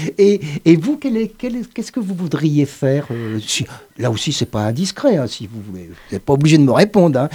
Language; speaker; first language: French; native; French